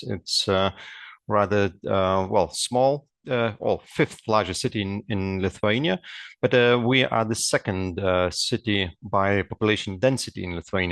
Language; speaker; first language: English; non-native, fluent; Lithuanian